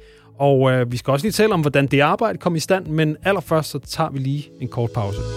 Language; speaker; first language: Danish; native; Danish